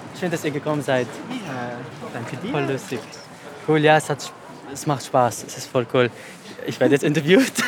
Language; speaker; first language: German; non-native, fluent; Arabic